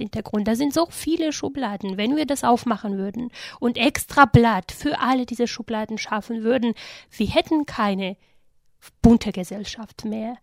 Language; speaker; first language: German; non-native, fluent; Georgian